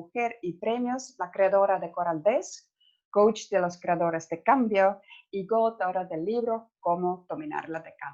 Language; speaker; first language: Spanish; non-native, fluent; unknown